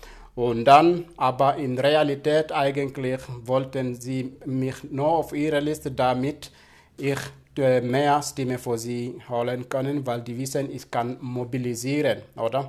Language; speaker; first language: German; non-native, fluent; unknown